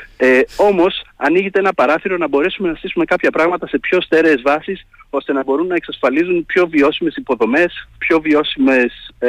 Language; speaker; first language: Greek; native; Greek